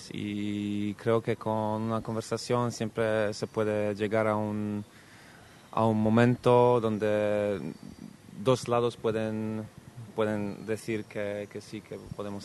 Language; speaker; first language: Spanish; non-native, fluent; Polish